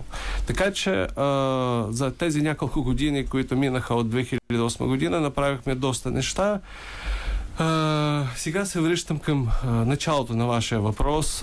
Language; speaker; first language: Bulgarian; early bilingual, heritage; Bulgarian